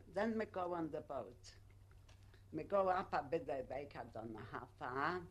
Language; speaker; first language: English; non-native, learner; Polish